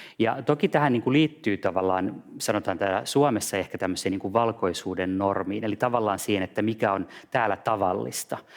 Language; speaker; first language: Finnish; non-native, local second language; Swedish